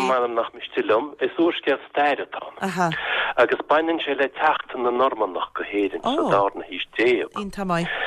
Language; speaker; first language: Irish; non-native, local second language; English